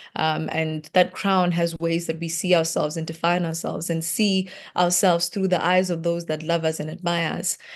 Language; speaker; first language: English; non-native, local second language; Venda